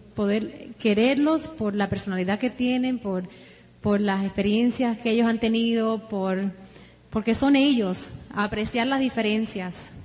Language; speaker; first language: Spanish; early bilingual, heritage; Spanish